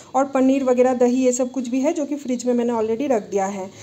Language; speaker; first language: Hindi; non-native, local second language; Bangla